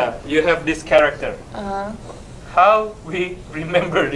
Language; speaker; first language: English; non-native, learner; Indonesian